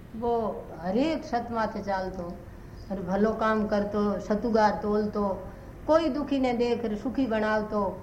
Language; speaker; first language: Hindi; native; Hindi